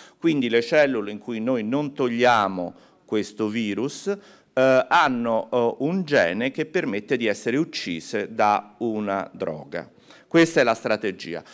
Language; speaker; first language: Italian; native; Italian